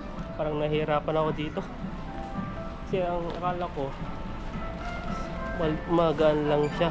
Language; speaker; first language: Filipino; native; Filipino